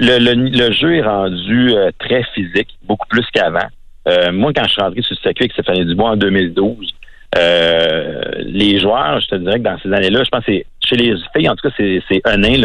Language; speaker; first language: French; native; French